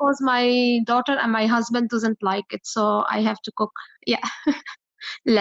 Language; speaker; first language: English; non-native, learner; Arabic